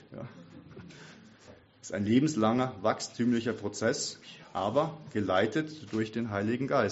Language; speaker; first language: German; native; German